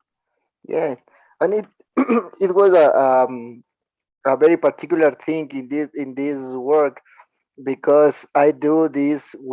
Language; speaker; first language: English; non-native, learner; Spanish